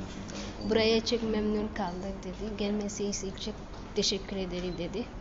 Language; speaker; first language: Turkish; non-native, learner; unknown